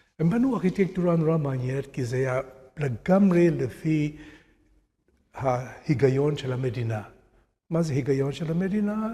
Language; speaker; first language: Hebrew; non-native, fluent; Burmese